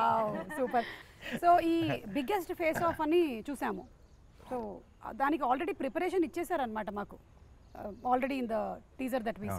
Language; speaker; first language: Telugu; native; Telugu